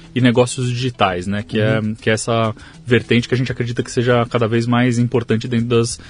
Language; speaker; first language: Portuguese; native; Portuguese